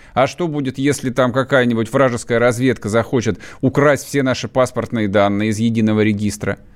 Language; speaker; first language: Russian; native; Russian